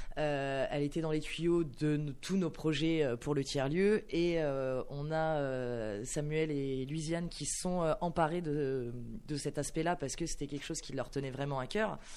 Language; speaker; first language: French; native; French